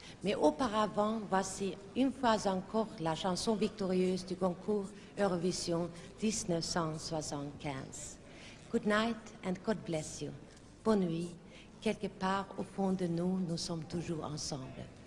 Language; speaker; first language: French; non-native, fluent; Swedish